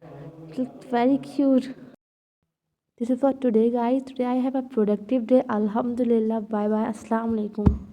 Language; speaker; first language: English; non-native, local second language; Urdu